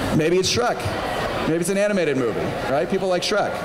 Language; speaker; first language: English; native; English